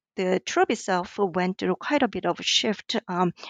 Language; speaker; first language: English; non-native, fluent; Korean